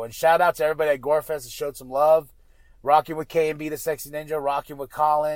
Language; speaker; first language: English; native; English